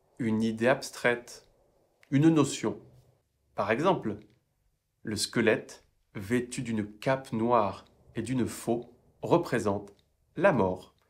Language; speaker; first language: French; native; French